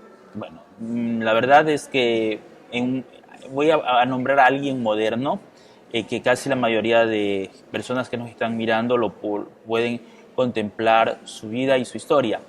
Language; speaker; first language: Spanish; native; Spanish